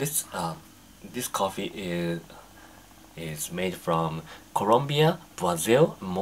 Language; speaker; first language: English; non-native, fluent; Japanese